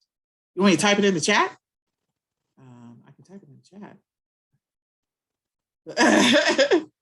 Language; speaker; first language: English; native; English